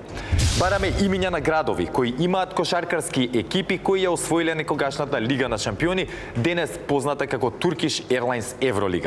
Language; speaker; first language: Macedonian; native; Macedonian